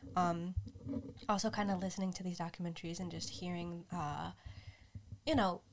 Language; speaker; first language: English; native; English